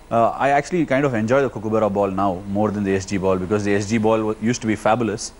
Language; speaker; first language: English; non-native, local second language; Tamil